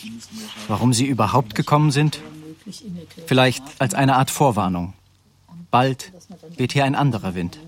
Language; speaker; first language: German; native; German